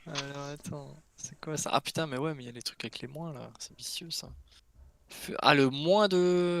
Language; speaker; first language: French; native; French